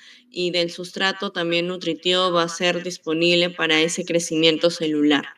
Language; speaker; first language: Spanish; native; Spanish